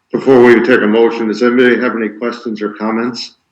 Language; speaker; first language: English; native; English